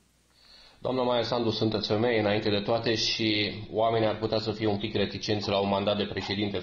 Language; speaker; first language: Romanian; native; Romanian